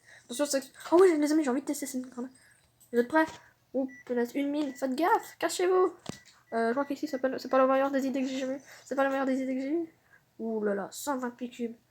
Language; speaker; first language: French; native; French